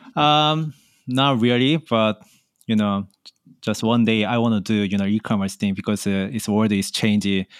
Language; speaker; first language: English; non-native, learner; Korean